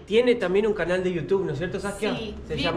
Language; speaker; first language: Spanish; native; Spanish